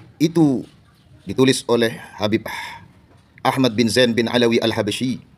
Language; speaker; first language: Indonesian; non-native, local second language; Madurese